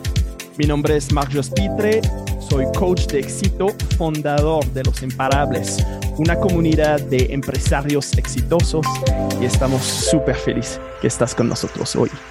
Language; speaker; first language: Spanish; non-native, fluent; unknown